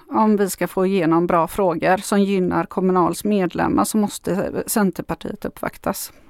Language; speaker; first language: Swedish; non-native, fluent; Macedonian